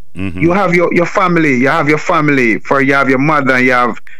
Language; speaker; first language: English; non-native, local second language; Jamaican Creole English